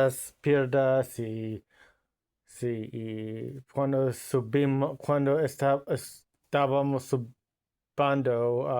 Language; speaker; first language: Spanish; non-native, learner; English